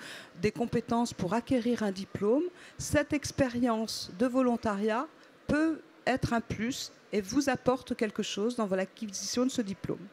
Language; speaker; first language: French; native; French